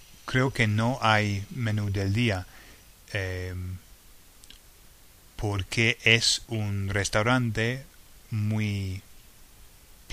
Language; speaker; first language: Spanish; non-native, fluent; English